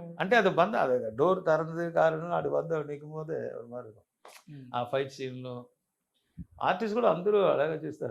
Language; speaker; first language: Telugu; non-native, learner; Tamil